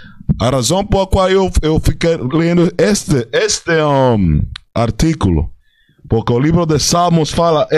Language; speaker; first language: Portuguese; non-native, fluent; Spanish